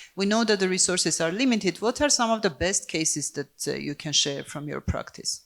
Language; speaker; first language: English; non-native, fluent; Armenian